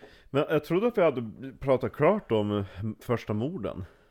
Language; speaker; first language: Swedish; native; Swedish